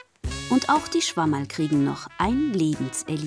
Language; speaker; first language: German; native; German